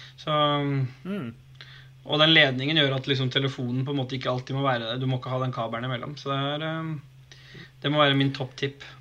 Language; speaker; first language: Norwegian; native; Norwegian